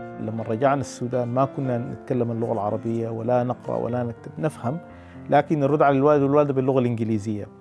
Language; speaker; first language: Arabic; early bilingual, heritage; Arabic